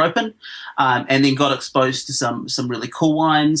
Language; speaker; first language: English; native; English